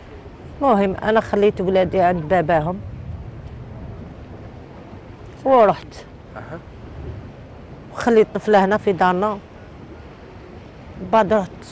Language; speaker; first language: Arabic; native; Arabic